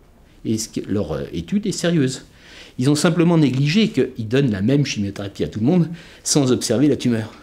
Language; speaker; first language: French; native; French